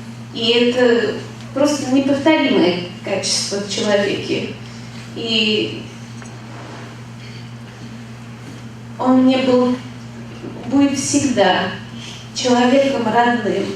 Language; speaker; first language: Russian; early bilingual, heritage; Russian